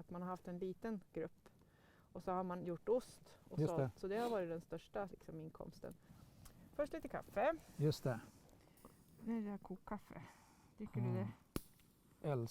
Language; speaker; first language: Swedish; native; Swedish